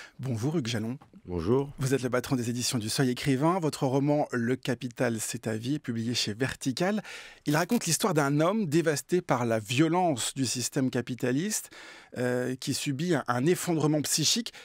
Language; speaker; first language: French; native; French